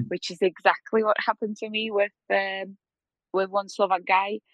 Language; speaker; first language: English; non-native, fluent; Polish